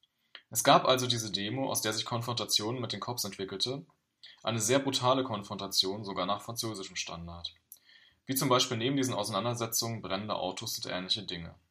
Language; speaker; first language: German; native; German